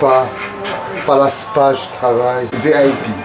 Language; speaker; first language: French; non-native, learner; Arabic